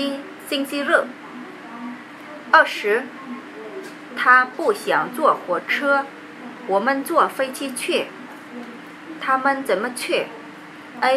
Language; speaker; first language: Chinese; non-native, learner; Vietnamese